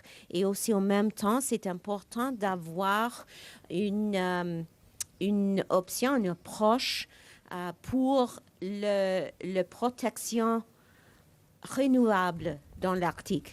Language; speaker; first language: French; non-native, fluent; English